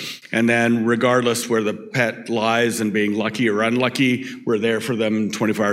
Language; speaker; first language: English; native; English